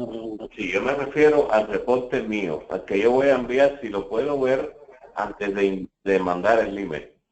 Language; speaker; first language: Spanish; native; Spanish